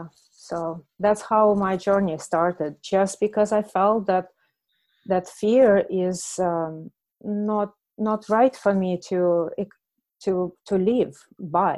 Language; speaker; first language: English; non-native, fluent; Russian